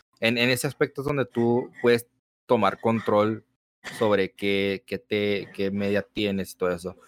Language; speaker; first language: Spanish; early bilingual, heritage; Spanish